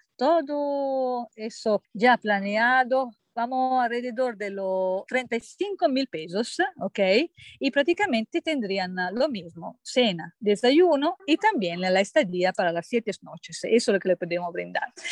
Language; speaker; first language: Spanish; non-native, fluent; Italian